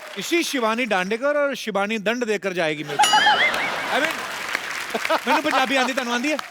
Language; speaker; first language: Hindi; non-native, local second language; Punjabi